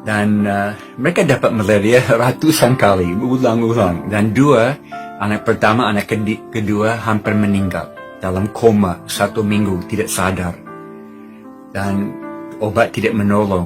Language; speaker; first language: Indonesian; non-native, fluent; English